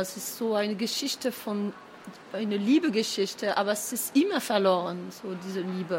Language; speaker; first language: German; non-native, fluent; French